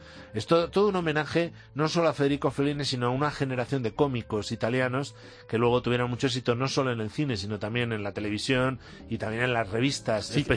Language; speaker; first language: Spanish; native; Spanish